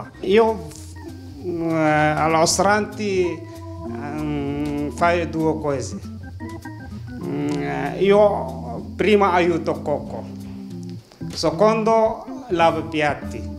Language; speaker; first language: Italian; non-native, learner; Arabic